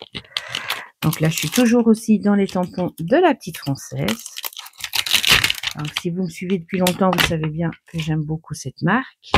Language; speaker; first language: French; native; French